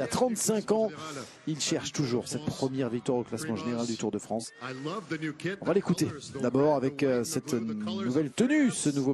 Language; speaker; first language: French; native; French